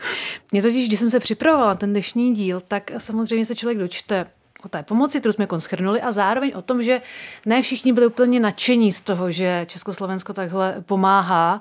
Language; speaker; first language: Czech; native; Czech